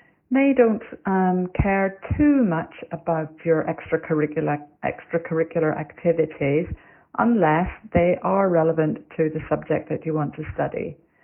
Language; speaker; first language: English; native; English